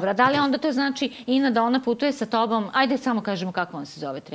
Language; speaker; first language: Croatian; native; Croatian